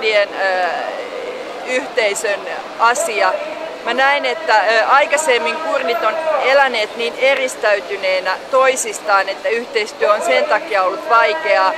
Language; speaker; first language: Finnish; native; Finnish